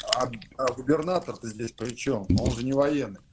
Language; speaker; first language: Russian; native; Russian